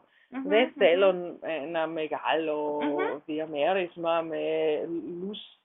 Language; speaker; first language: Greek; non-native, learner; German